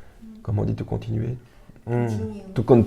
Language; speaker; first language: English; non-native, learner; French